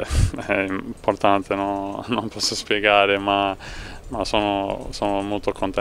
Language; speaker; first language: Italian; non-native, learner; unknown